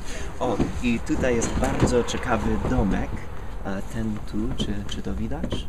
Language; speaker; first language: Polish; non-native, learner; English